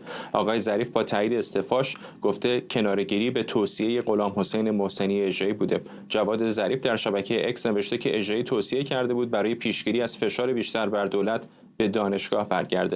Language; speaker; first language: Persian; native; Persian